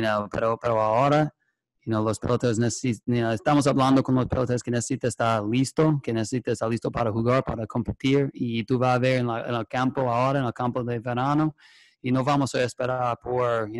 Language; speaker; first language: Spanish; non-native, fluent; English